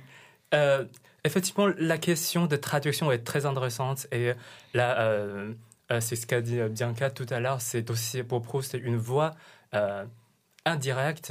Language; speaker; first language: French; non-native, fluent; Chinese